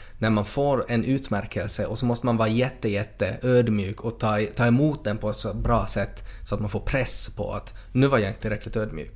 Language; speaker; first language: Swedish; native; Swedish